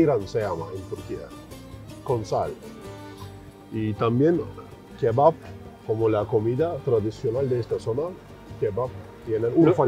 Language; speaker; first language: Spanish; non-native, fluent; Turkish